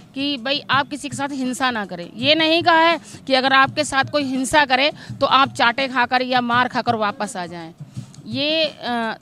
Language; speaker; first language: Hindi; native; Hindi